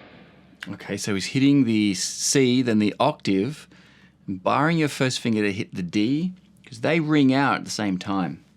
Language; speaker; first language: English; native; English